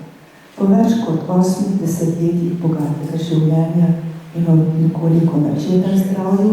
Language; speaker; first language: Slovenian; native; Slovenian